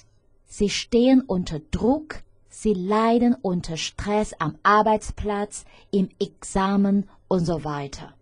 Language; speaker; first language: German; non-native, fluent; Chinese